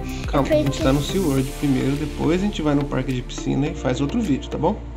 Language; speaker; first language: Portuguese; native; Portuguese